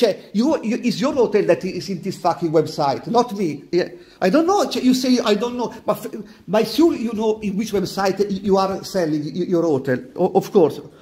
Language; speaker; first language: English; non-native, learner; Italian